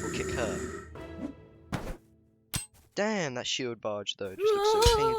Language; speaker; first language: English; native; English